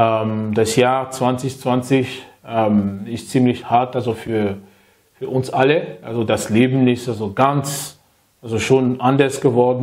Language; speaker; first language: German; non-native, fluent; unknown